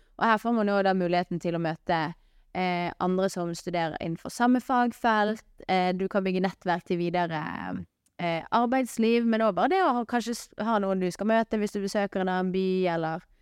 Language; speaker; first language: Norwegian; native; Norwegian